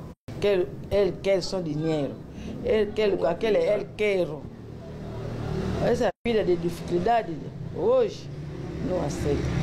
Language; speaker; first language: Portuguese; non-native, local second language; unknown